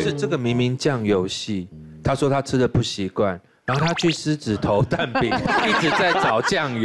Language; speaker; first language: Chinese; native; Chinese